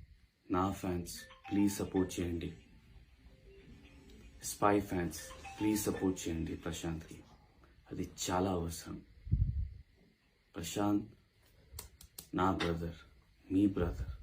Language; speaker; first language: Telugu; non-native, local second language; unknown